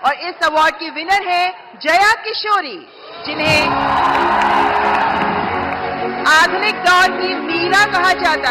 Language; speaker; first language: Hindi; native; Hindi